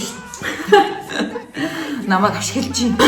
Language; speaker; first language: Mongolian; native; Mongolian